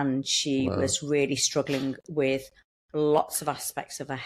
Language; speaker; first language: English; native; English